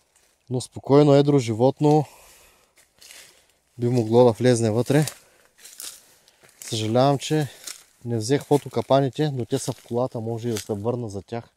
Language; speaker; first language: Bulgarian; native; Bulgarian